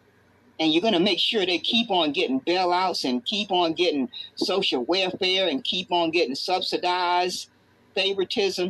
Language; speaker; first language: English; native; English